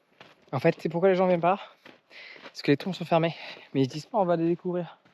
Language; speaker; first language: French; native; French